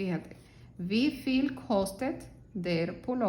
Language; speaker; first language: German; non-native, fluent; Spanish